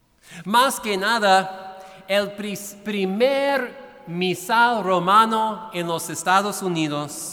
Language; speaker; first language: Spanish; non-native, fluent; English